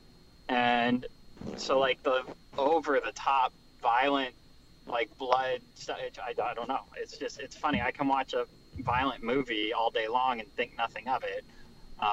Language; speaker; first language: English; native; English